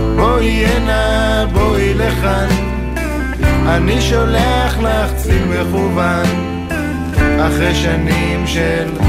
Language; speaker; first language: Hebrew; native; Hebrew